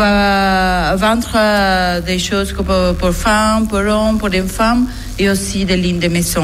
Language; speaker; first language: French; non-native, learner; Spanish